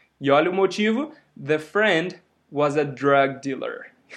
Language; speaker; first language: English; non-native, fluent; Portuguese